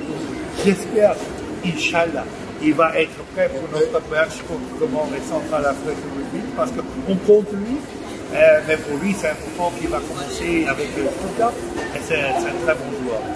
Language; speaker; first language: French; non-native, fluent; Dutch